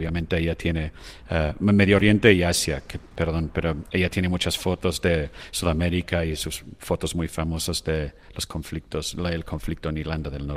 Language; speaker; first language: Spanish; non-native, fluent; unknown